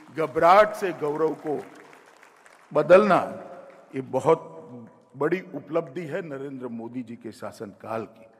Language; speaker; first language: Hindi; non-native, local second language; Gujarati